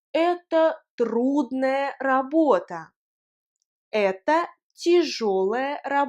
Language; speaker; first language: Russian; non-native, fluent; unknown